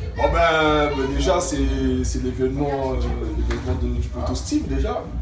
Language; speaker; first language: French; native; French